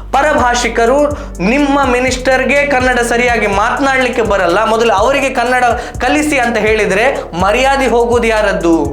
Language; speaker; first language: Kannada; native; Kannada